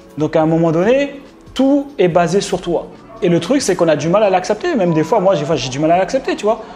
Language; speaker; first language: French; native; French